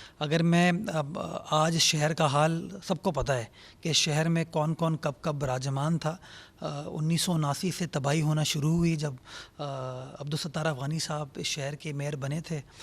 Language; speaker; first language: Urdu; native; Urdu